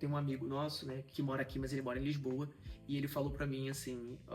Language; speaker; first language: Portuguese; native; Portuguese